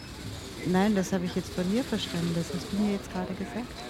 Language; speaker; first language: German; native; German